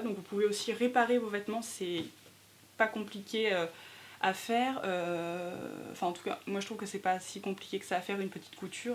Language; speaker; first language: French; native; French